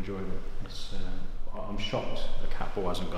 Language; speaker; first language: English; native; English